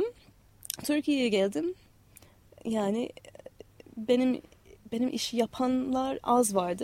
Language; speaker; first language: Turkish; non-native, fluent; English